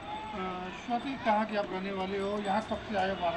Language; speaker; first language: Hindi; native; Hindi